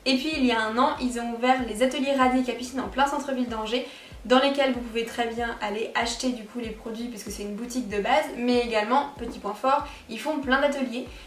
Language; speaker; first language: French; native; French